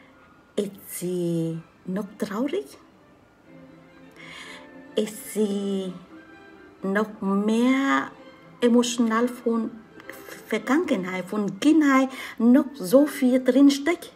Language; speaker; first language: German; non-native, learner; Vietnamese